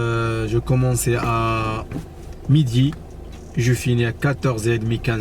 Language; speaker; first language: French; non-native, learner; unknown